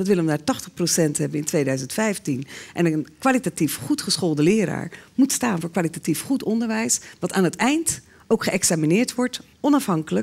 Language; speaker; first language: Dutch; native; Dutch